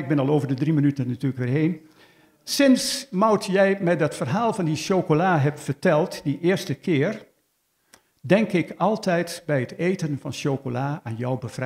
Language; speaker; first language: Dutch; native; Dutch